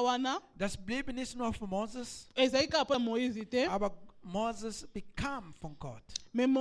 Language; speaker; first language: German; non-native, learner; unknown